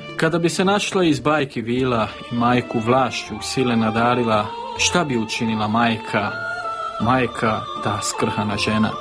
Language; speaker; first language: Serbian; early bilingual, heritage; Serbian